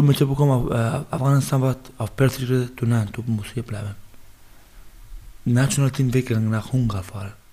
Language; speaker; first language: German; non-native, learner; Baluchi